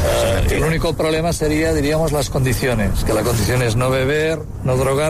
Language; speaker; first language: Spanish; native; Spanish